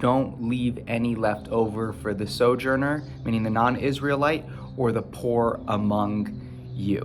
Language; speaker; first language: English; native; English